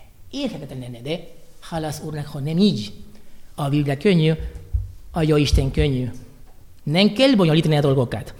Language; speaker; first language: Hungarian; non-native, learner; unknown